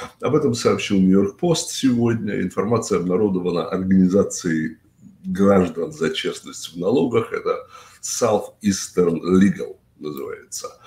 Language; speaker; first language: Russian; native; Russian